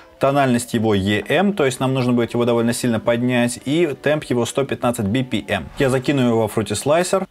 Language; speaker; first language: Russian; native; Russian